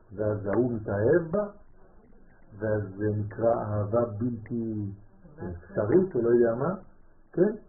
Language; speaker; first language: Hebrew; non-native, fluent; French